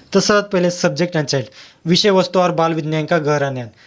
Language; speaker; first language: Hindi; non-native, local second language; Marathi